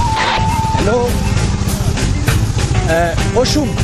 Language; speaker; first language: English; non-native, learner; French